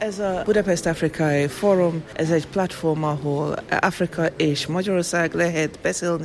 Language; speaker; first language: Hungarian; early bilingual, heritage; Hungarian